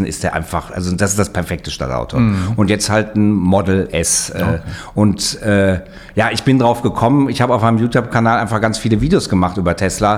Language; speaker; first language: German; native; German